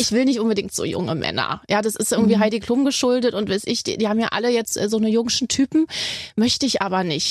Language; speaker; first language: German; native; German